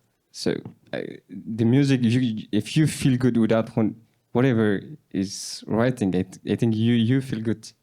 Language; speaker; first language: English; non-native, learner; Persian